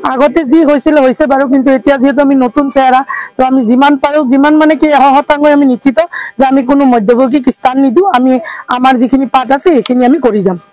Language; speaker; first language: Assamese; non-native, local second language; Bangla